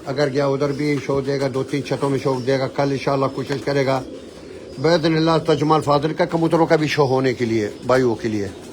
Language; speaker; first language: Hindi; non-native, learner; Arabic